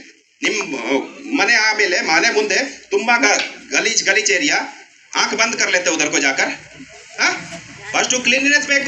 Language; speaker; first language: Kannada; non-native, learner; Hindi